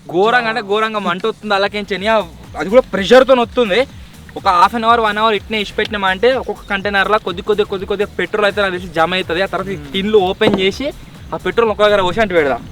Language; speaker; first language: Telugu; native; Telugu